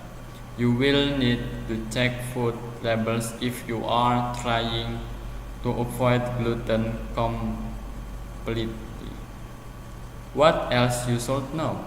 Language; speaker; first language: English; non-native, learner; Indonesian